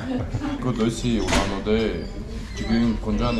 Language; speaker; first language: Korean; non-native, learner; Russian